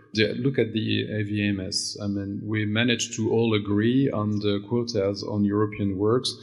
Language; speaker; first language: English; non-native, fluent; German